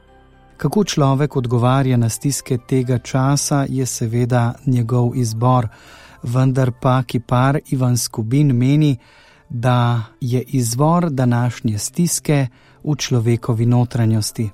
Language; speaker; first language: Slovenian; native; Slovenian